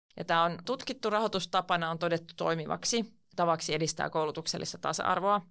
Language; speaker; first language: Finnish; non-native, local second language; Swedish